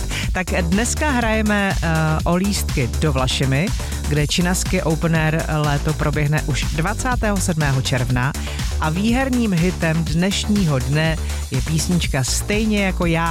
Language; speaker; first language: Czech; native; Czech